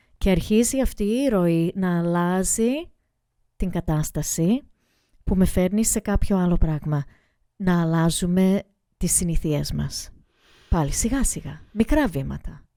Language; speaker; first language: Greek; early bilingual, heritage; Greek